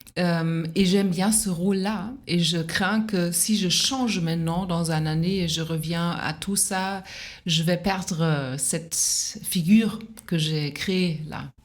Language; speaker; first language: French; non-native, fluent; German